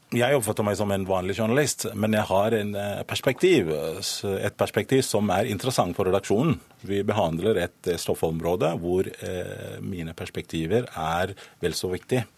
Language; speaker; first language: Norwegian; non-native, fluent; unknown